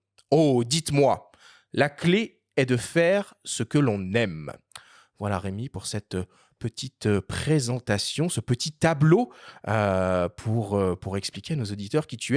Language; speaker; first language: French; native; French